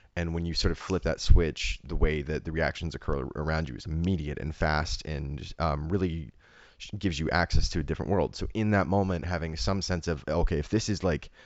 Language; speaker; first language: English; native; English